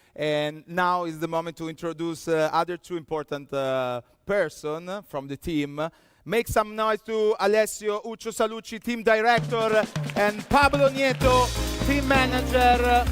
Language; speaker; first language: English; non-native, fluent; Italian